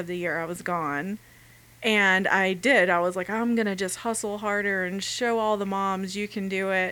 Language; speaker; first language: English; native; English